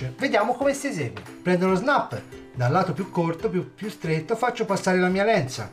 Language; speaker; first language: Italian; native; Italian